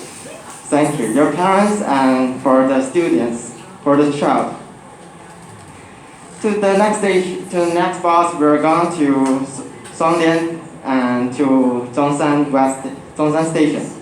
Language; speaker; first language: English; non-native, learner; Chinese